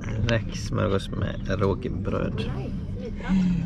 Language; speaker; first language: Swedish; native; Swedish